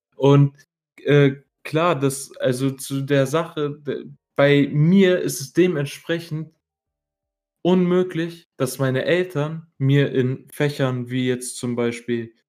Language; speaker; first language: German; early bilingual, other home language; Arabic